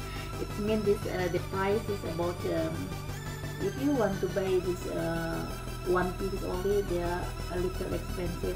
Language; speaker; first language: English; non-native, learner; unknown